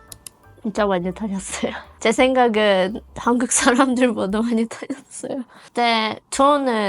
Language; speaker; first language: Korean; non-native, fluent; Azerbaijani